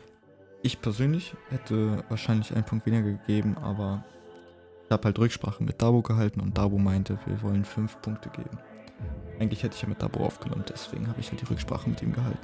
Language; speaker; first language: German; native; German